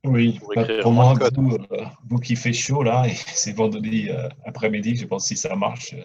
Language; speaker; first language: French; non-native, fluent; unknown